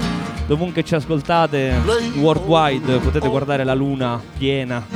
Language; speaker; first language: Italian; native; Italian